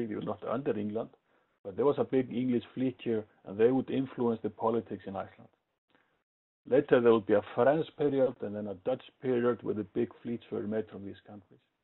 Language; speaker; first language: English; non-native, fluent; Icelandic